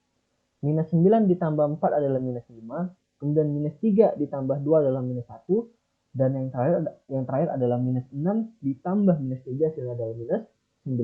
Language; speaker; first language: Indonesian; native; Indonesian